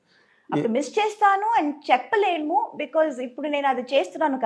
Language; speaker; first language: Telugu; non-native, local second language; Tamil